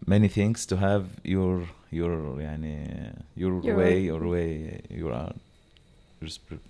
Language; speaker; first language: English; non-native, learner; Arabic